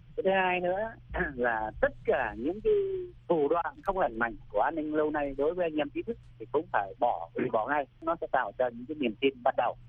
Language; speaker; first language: Vietnamese; native; Vietnamese